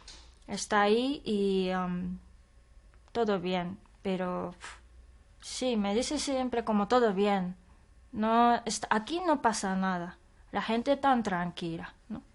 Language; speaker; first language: Spanish; non-native, fluent; Japanese